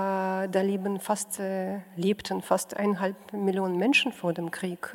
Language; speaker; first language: German; non-native, fluent; Russian